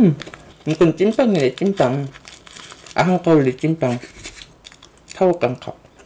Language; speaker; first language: Thai; non-native, learner; Korean